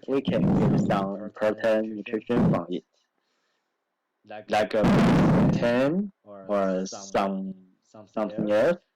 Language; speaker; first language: English; non-native, learner; Chinese